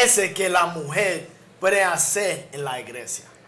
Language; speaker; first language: Spanish; non-native, learner; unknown